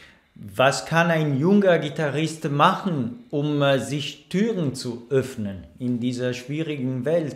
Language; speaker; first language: German; non-native, fluent; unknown